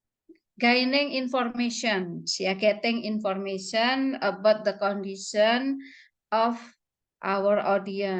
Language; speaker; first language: English; non-native, fluent; Indonesian